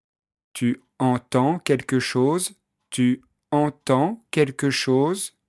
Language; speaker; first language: French; native; French